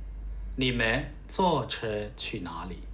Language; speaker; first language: Chinese; non-native, fluent; Burmese